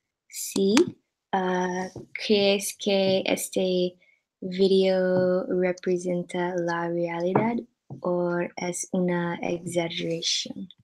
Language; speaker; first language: Spanish; non-native, learner; English